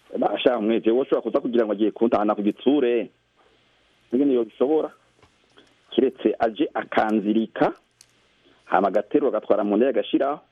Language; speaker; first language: Rundi; native; Rundi